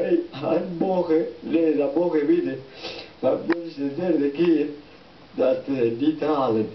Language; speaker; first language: Dutch; non-native, learner; Spanish